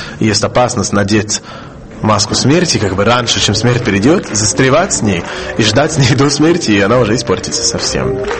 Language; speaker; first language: Russian; non-native, fluent; Hebrew